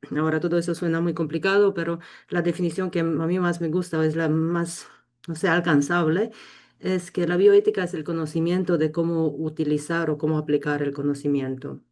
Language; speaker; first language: Spanish; non-native, fluent; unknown